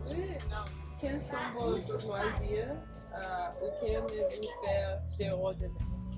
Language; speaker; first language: French; non-native, learner; English